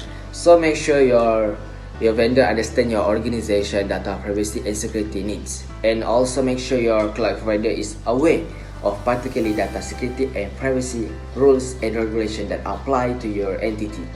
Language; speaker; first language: English; non-native, local second language; Malay